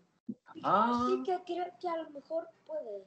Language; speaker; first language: Spanish; early bilingual, heritage; Spanish